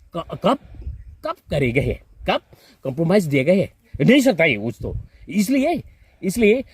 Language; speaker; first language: Hindi; non-native, local second language; Manipuri